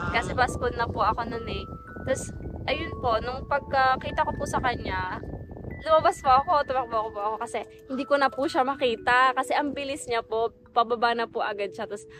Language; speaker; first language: Filipino; native; Filipino